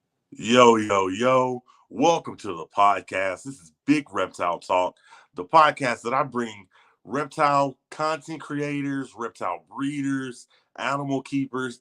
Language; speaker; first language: English; native; English